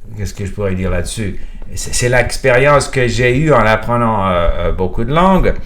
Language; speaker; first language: French; non-native, fluent; English